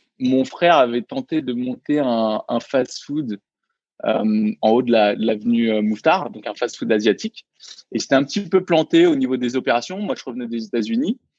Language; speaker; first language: French; early bilingual, other home language; Vietnamese